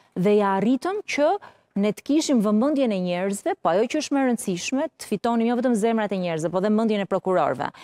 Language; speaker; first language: Albanian; native; Albanian